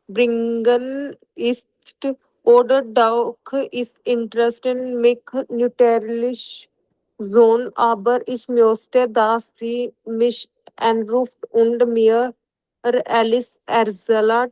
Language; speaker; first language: German; non-native, learner; Hindi